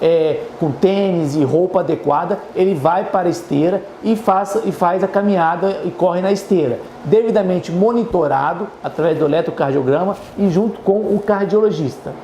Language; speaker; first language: Portuguese; native; Portuguese